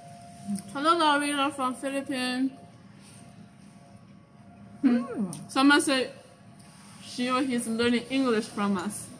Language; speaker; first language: English; non-native, fluent; Chinese